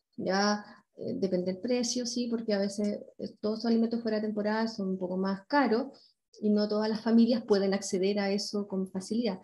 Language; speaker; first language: Spanish; native; Spanish